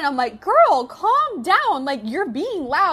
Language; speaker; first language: English; native; English